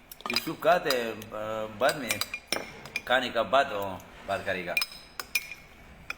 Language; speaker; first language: Hindi; non-native, learner; Pashto